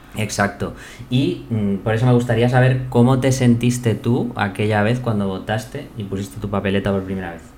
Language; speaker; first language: Spanish; native; Spanish